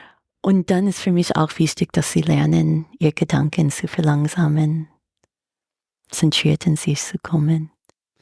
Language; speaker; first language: German; non-native, fluent; English